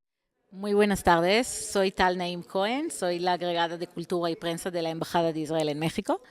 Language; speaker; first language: Spanish; non-native, fluent; Hebrew